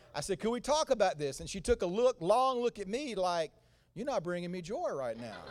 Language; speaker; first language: English; native; English